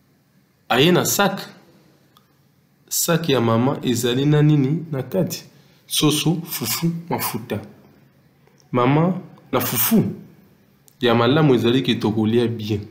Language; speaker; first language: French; non-native, local second language; Lingala